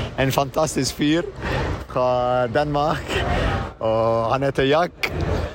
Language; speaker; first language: Norwegian; non-native, fluent; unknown